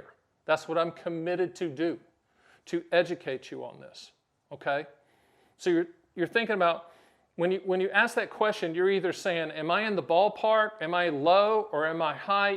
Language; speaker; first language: English; native; English